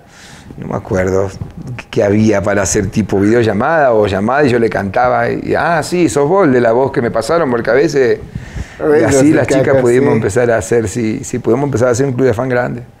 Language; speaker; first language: Spanish; native; Spanish